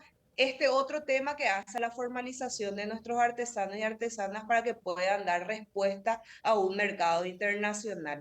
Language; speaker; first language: Spanish; native; Spanish